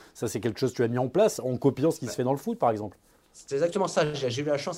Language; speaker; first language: French; native; French